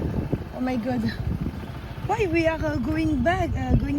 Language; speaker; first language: English; non-native, learner; French